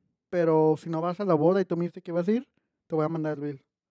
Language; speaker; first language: Spanish; early bilingual, heritage; Spanish